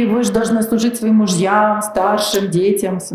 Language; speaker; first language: Russian; native; Russian